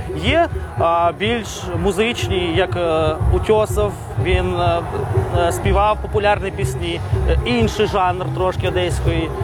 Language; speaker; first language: Ukrainian; non-native, local second language; Russian